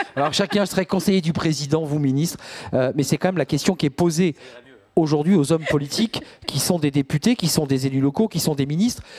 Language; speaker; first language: French; native; French